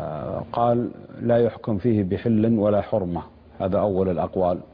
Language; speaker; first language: Arabic; native; Arabic